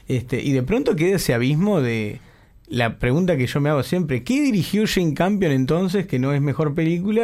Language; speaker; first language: Spanish; native; Spanish